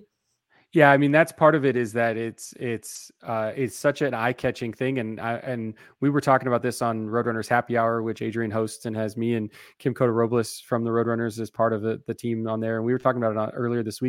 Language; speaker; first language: English; native; English